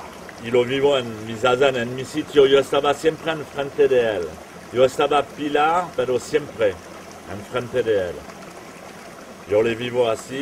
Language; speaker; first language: Spanish; non-native, fluent; French